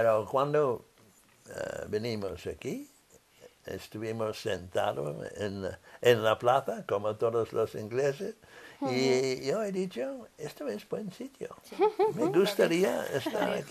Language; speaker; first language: Spanish; non-native, fluent; English